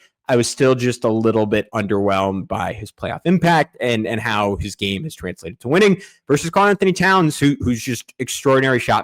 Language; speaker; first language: English; native; English